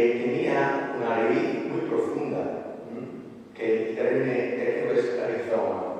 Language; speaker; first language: Spanish; non-native, fluent; Italian